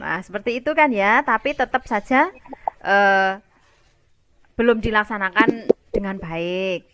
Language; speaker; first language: Indonesian; native; Indonesian